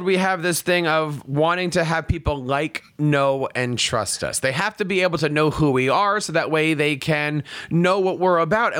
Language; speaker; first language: English; native; English